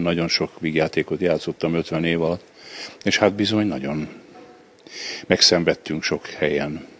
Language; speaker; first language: Hungarian; native; Hungarian